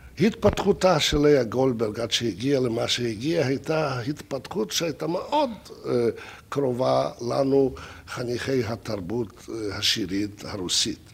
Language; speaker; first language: Hebrew; non-native, fluent; Russian